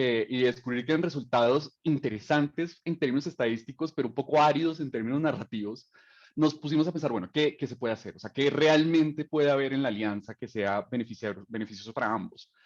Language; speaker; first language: Spanish; native; Spanish